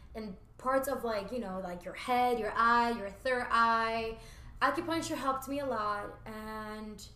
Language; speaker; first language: English; early bilingual, other home language; Spanish